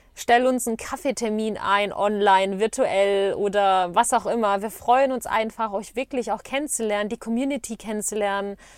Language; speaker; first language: German; early bilingual, other home language; Bosnian